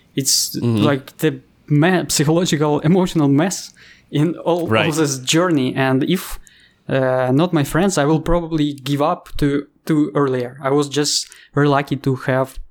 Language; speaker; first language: English; non-native, fluent; Ukrainian